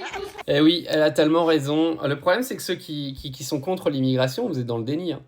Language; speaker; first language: French; native; French